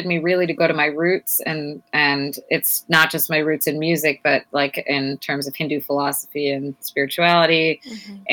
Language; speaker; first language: English; native; English